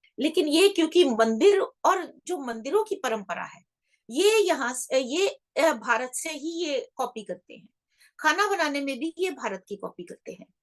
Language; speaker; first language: Hindi; native; Hindi